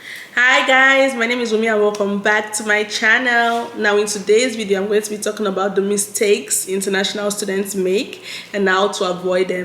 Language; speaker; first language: English; non-native, local second language; Yoruba